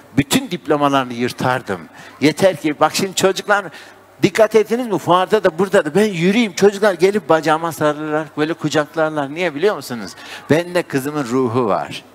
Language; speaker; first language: Turkish; native; Turkish